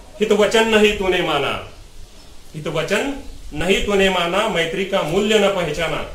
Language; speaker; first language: Hindi; non-native, local second language; Marathi